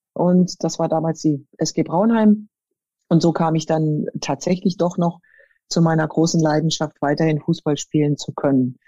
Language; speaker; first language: German; native; German